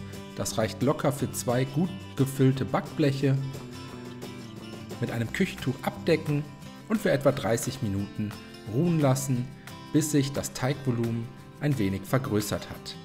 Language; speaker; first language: German; native; German